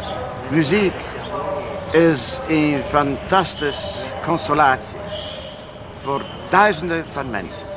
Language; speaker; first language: Dutch; non-native, fluent; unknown